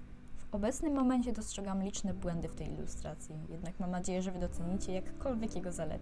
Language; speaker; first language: Polish; native; Polish